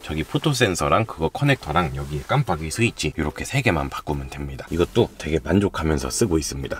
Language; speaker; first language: Korean; native; Korean